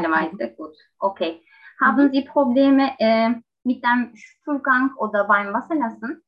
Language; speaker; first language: German; non-native, learner; Turkish